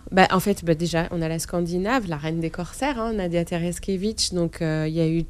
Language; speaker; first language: French; non-native, local second language; Arabic